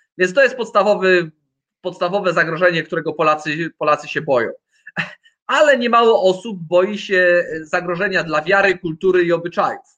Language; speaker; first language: Polish; native; Polish